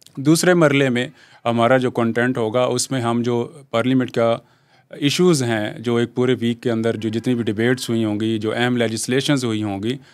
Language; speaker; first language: Urdu; native; Urdu